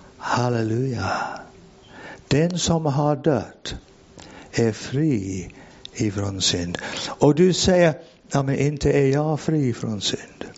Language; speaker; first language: Swedish; non-native, fluent; English